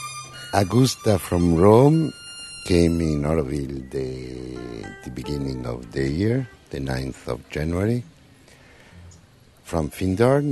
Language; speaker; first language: English; non-native, learner; Italian